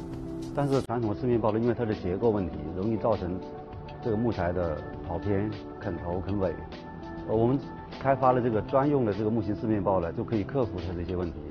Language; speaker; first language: Chinese; native; Chinese